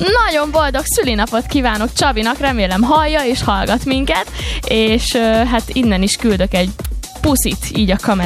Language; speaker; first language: Hungarian; native; Hungarian